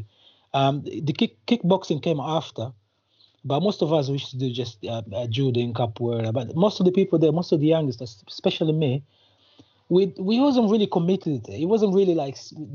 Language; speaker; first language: English; non-native, fluent; Portuguese